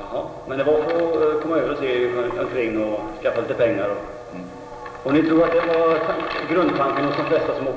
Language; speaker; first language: Swedish; native; Swedish